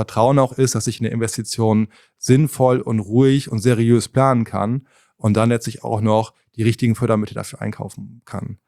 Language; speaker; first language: German; native; German